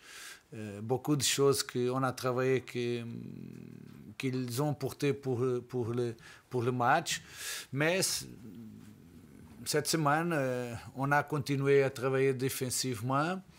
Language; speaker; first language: French; non-native, learner; Portuguese